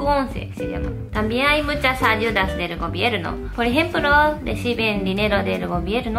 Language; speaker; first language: Spanish; non-native, fluent; Japanese